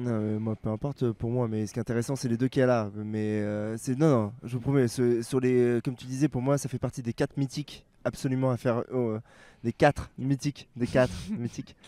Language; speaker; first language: French; native; French